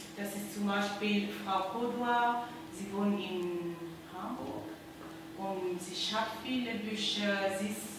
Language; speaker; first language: German; non-native, learner; French